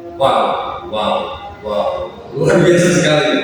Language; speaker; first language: Indonesian; native; Indonesian